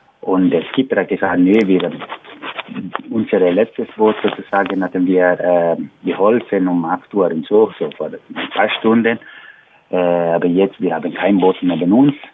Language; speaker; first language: German; non-native, learner; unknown